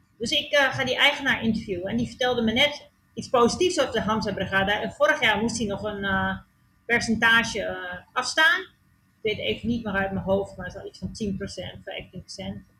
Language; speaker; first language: Dutch; native; Dutch